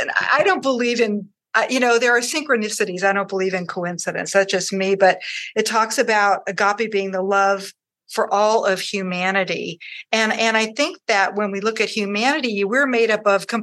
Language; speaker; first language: English; native; English